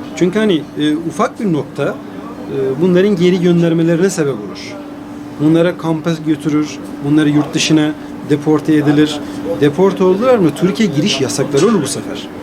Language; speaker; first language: Turkish; non-native, fluent; Persian